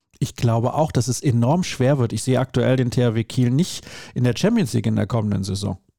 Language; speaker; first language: German; native; German